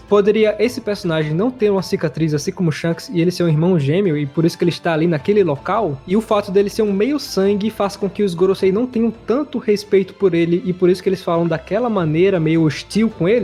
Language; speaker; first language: Portuguese; native; Portuguese